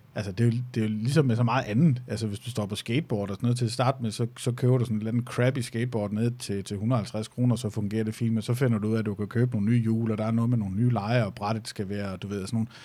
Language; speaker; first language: Danish; native; Danish